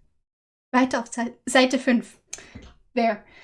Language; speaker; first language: German; non-native, learner; English